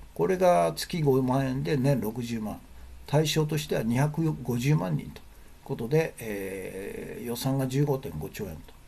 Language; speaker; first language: Japanese; native; Japanese